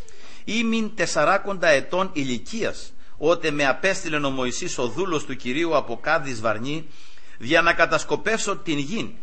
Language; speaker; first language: Greek; native; Greek